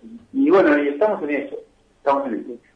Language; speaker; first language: Spanish; native; Spanish